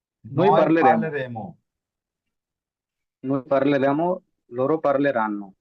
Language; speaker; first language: Italian; non-native, fluent; Bangla